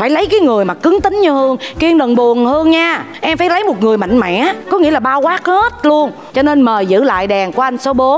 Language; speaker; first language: Vietnamese; native; Vietnamese